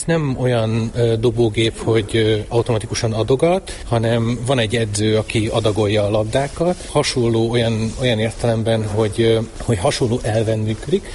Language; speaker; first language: Hungarian; native; Hungarian